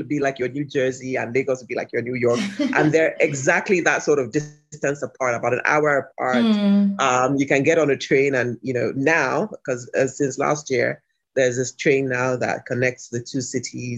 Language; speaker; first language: English; non-native, local second language; Yoruba